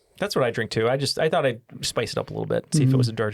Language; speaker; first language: English; native; English